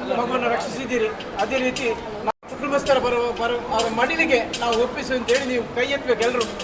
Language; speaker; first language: Kannada; non-native, local second language; Tulu